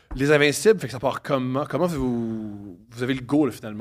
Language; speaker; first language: French; native; French